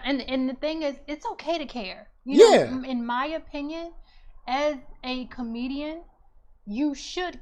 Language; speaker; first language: English; native; English